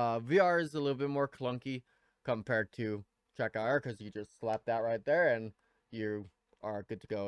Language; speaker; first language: English; native; English